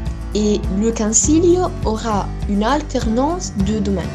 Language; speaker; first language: French; non-native, learner; Italian